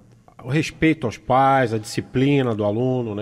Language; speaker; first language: Portuguese; native; Portuguese